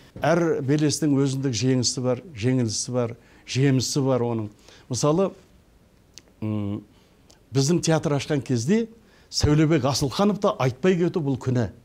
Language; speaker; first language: Kazakh; early bilingual, heritage; Kazakh